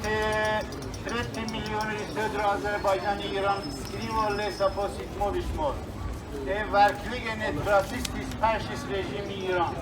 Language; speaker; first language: Swedish; non-native, fluent; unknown